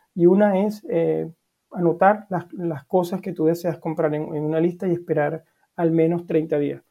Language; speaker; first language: Spanish; native; Spanish